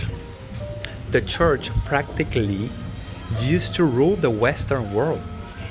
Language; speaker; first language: English; non-native, fluent; Spanish